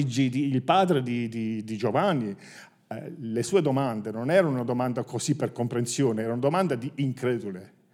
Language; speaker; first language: Italian; native; Italian